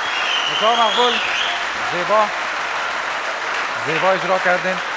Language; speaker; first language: Persian; native; Persian